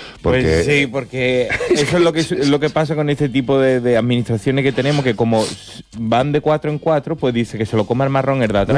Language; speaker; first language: Spanish; native; Spanish